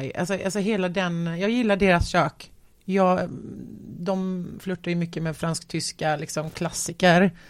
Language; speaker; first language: Swedish; native; Swedish